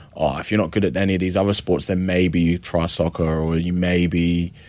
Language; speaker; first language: English; native; English